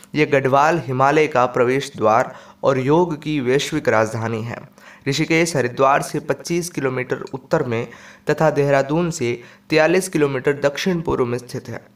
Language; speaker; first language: Hindi; native; Hindi